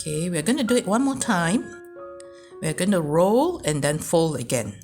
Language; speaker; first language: English; native; English